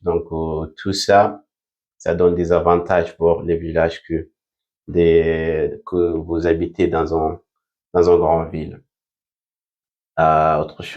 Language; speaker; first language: French; non-native, fluent; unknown